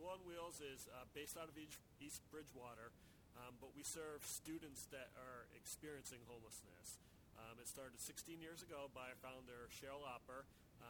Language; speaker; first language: English; native; English